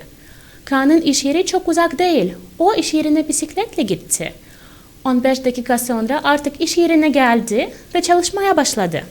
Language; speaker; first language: Turkish; non-native, fluent; Russian